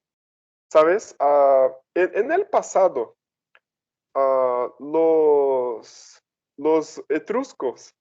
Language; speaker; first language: Spanish; non-native, fluent; Portuguese